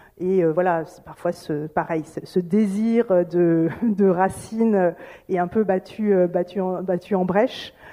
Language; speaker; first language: French; native; French